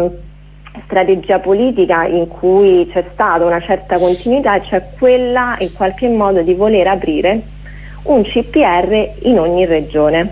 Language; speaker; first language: Italian; native; Italian